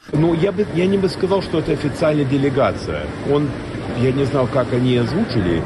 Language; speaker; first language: Russian; non-native, fluent; English